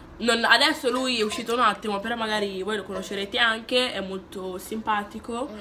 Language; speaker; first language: Italian; early bilingual, other home language; Wolof